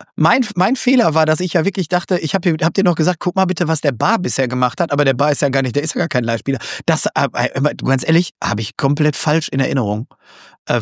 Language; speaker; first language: German; native; German